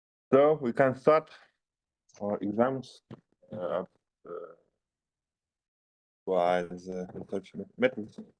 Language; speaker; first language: English; non-native, learner; Russian